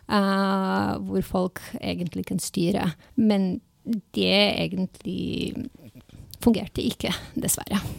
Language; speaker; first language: Norwegian; non-native, fluent; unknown